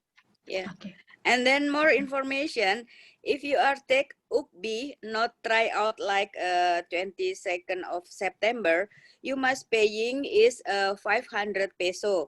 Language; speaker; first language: English; non-native, learner; Indonesian